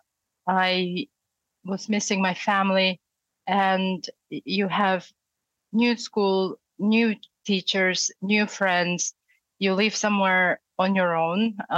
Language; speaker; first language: English; non-native, fluent; Russian